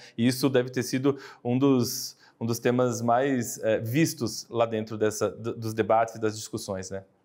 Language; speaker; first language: Portuguese; native; Portuguese